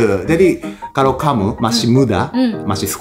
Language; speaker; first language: Indonesian; non-native, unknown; Japanese